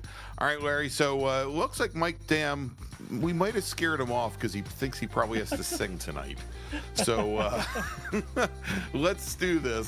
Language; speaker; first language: English; native; English